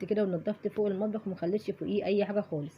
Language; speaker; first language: Arabic; native; Arabic